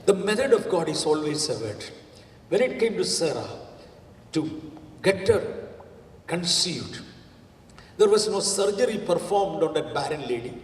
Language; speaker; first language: English; non-native, local second language; Malayalam